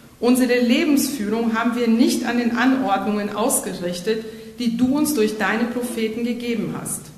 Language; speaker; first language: German; native; German